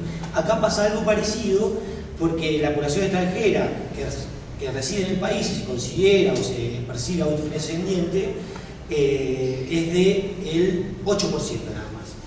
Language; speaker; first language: Spanish; native; Spanish